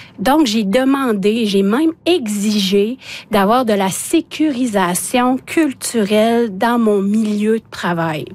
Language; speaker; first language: French; non-native, local second language; Innu-aimun